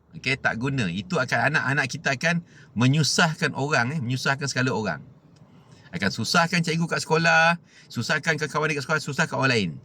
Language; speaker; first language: Malay; native; Malay